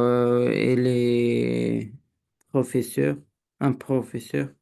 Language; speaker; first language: French; non-native, learner; Romanian